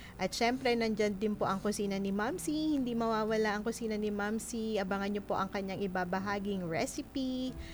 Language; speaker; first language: Filipino; non-native, local second language; Bikol